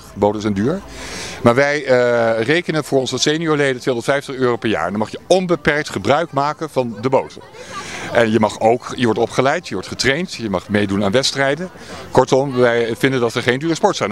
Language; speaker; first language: Dutch; native; Dutch